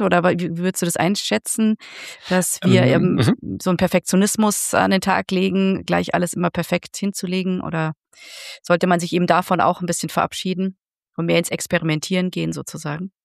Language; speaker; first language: German; native; German